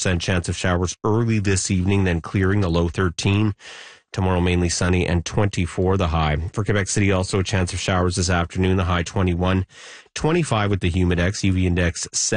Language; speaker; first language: English; native; English